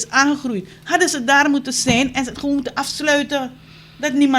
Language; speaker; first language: Dutch; native; Dutch